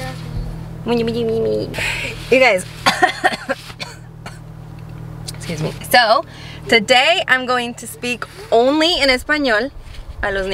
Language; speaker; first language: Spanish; early bilingual, heritage; Spanish